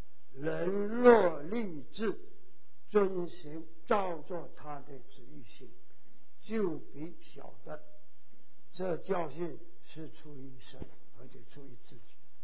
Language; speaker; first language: Chinese; native; Chinese